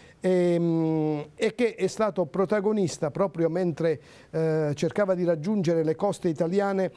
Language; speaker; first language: Italian; native; Italian